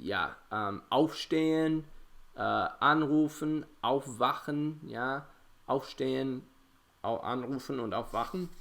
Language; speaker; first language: German; non-native, fluent; English